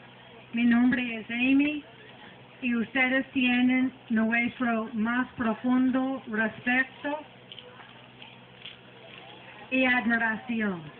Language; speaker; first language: Spanish; non-native, learner; English